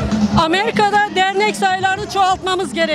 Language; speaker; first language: Turkish; native; Turkish